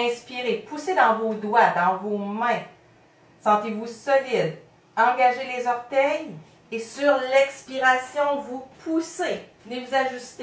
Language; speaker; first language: French; native; French